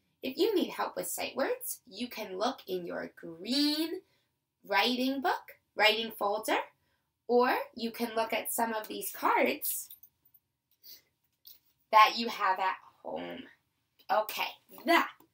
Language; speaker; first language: English; native; English